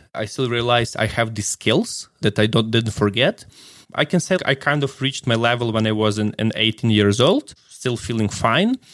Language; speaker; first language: English; non-native, fluent; Ukrainian